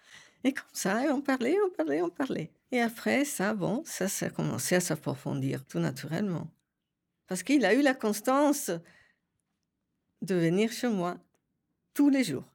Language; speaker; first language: French; non-native, fluent; Italian